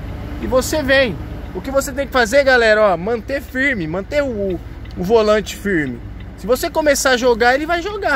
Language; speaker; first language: Portuguese; native; Portuguese